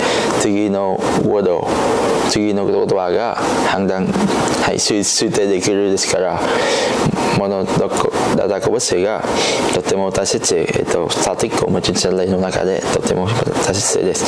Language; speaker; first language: Japanese; non-native, learner; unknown